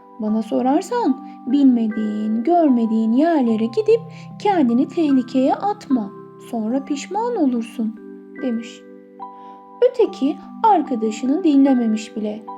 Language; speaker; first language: Turkish; native; Turkish